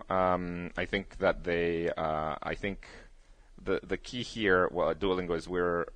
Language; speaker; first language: English; early bilingual, other home language; Spanish